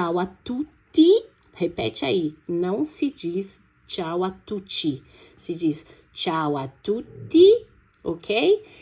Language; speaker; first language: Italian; non-native, fluent; Portuguese